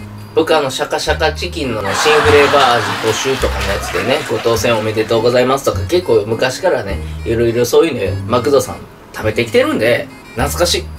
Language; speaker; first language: Japanese; native; Japanese